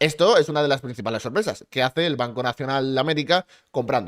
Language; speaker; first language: Spanish; native; Spanish